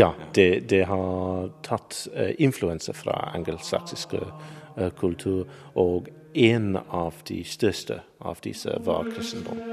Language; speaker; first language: Norwegian; non-native, learner; English